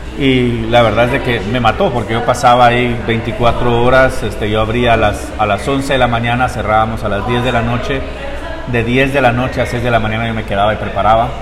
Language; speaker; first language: Spanish; native; Spanish